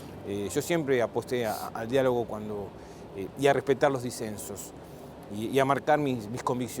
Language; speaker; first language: Spanish; native; Spanish